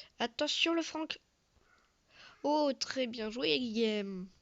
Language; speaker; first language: French; native; French